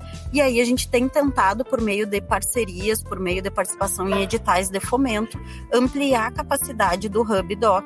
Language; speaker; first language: Portuguese; native; Portuguese